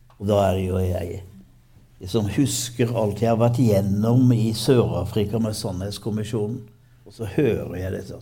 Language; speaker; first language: Norwegian; native; Norwegian